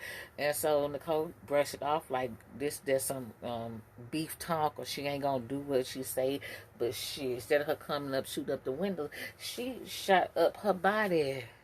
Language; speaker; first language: English; native; English